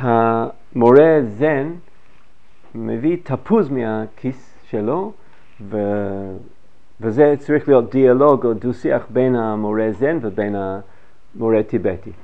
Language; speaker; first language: Hebrew; non-native, fluent; English